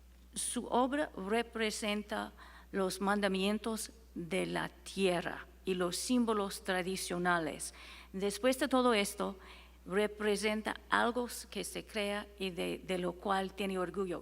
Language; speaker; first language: Spanish; non-native, fluent; English